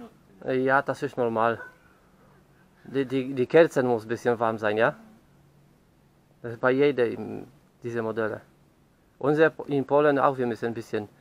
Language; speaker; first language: German; non-native, learner; Polish